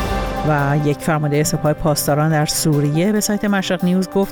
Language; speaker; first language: Persian; native; Persian